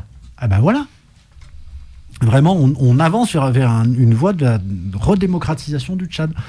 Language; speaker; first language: French; native; French